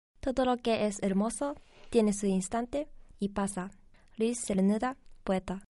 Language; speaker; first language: Spanish; non-native, learner; Chinese